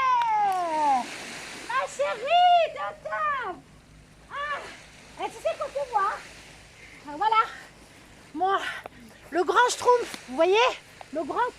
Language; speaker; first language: French; native; French